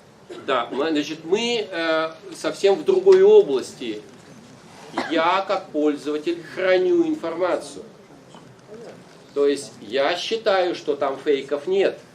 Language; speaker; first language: Russian; native; Russian